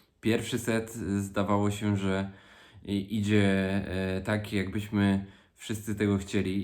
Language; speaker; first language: Polish; native; Polish